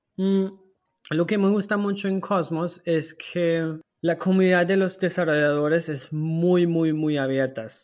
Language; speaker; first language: Spanish; non-native, fluent; German